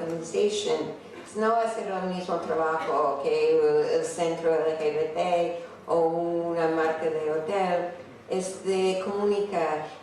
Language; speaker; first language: Spanish; non-native, fluent; English